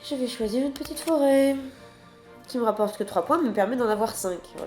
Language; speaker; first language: French; native; French